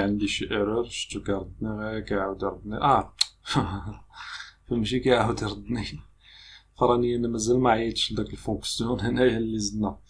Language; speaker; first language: Arabic; native; Arabic